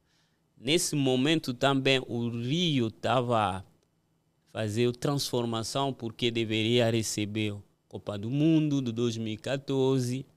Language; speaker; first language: Portuguese; non-native, fluent; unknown